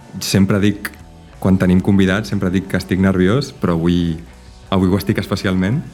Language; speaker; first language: Catalan; native; Catalan